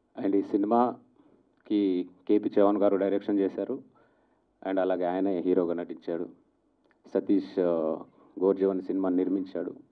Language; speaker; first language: Telugu; non-native, local second language; Lambadi